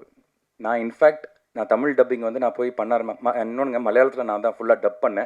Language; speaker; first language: Tamil; native; Tamil